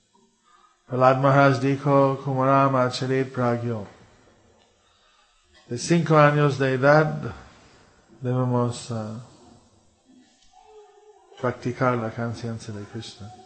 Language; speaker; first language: Spanish; non-native, fluent; English